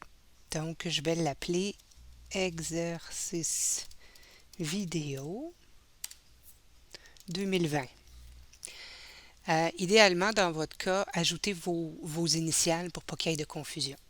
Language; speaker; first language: French; native; French